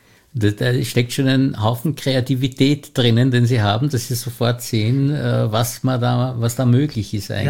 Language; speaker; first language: German; native; German